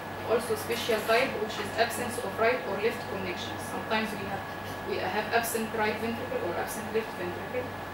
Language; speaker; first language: English; non-native, fluent; Arabic